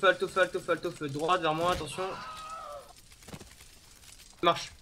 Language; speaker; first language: French; native; French